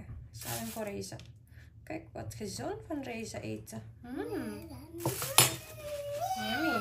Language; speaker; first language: Dutch; non-native, learner; Indonesian